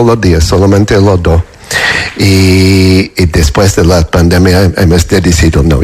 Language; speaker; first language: Spanish; non-native, fluent; English